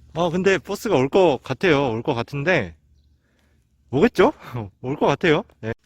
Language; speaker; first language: Korean; native; Korean